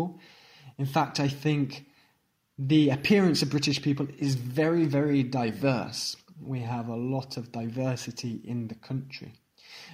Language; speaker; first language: English; native; English